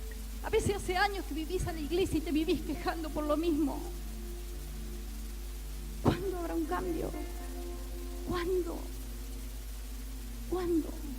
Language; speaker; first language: Spanish; native; Spanish